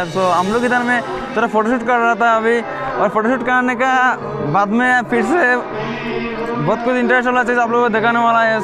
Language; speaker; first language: Hindi; non-native, local second language; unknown